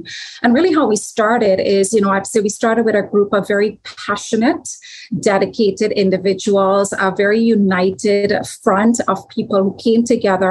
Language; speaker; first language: English; native; English